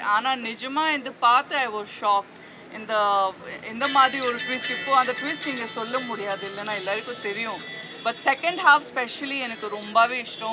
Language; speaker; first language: Tamil; non-native, local second language; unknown